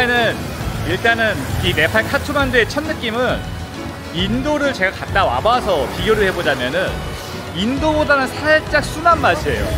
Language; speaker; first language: Korean; native; Korean